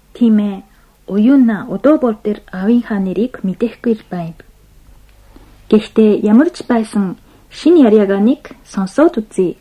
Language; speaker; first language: Mongolian; non-native, fluent; Japanese